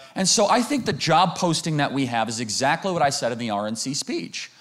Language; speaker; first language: English; native; English